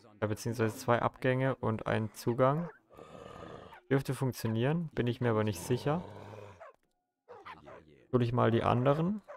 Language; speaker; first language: German; native; German